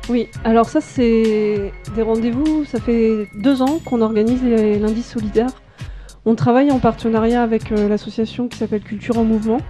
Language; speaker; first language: French; native; French